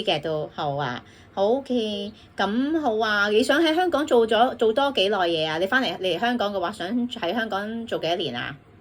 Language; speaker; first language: Cantonese; native; Cantonese